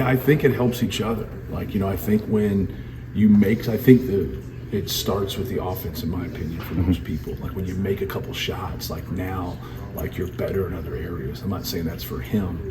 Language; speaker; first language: English; native; English